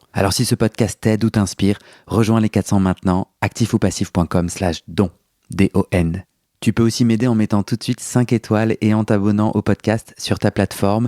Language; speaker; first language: French; native; French